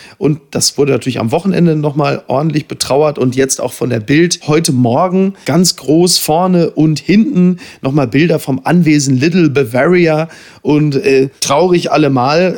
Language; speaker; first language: German; native; German